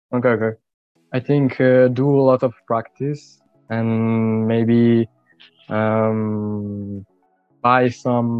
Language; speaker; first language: English; non-native, learner; Italian